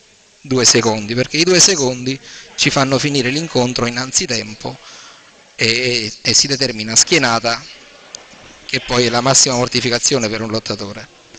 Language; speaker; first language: Italian; native; Italian